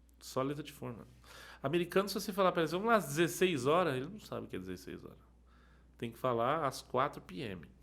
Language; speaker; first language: Portuguese; native; Portuguese